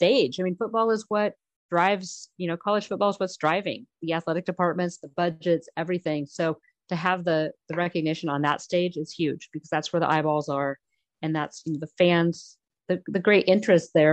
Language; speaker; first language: English; native; English